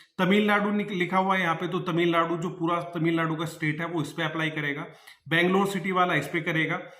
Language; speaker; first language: Hindi; native; Hindi